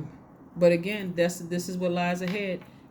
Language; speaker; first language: English; native; English